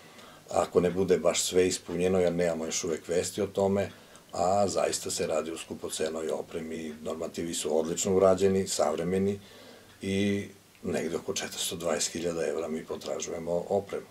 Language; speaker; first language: Croatian; native; Croatian